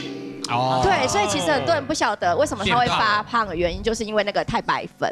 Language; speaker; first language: Chinese; native; Chinese